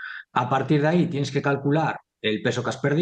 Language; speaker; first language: Spanish; native; Spanish